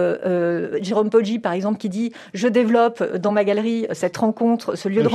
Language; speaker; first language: French; native; French